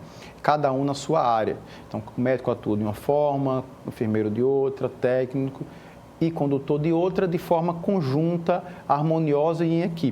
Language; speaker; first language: Portuguese; native; Portuguese